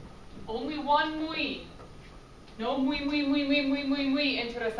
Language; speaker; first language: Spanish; non-native, fluent; English